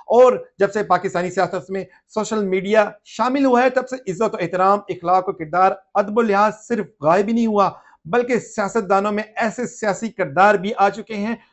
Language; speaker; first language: Urdu; native; Urdu